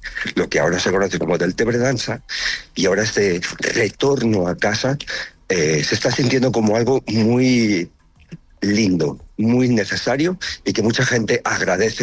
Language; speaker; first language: Spanish; native; Spanish